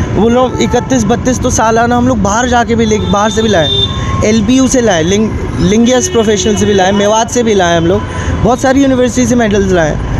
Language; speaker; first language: Hindi; non-native, local second language; Manipuri